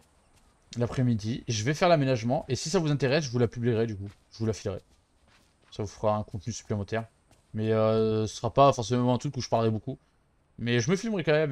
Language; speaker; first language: French; native; French